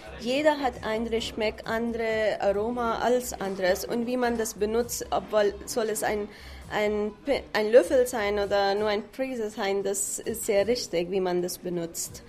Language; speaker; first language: German; non-native, fluent; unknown